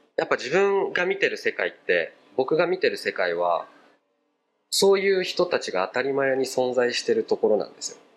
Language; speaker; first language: Japanese; early bilingual, other home language; Portuguese